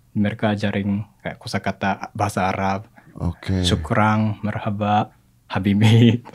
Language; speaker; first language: Indonesian; non-native, fluent; Japanese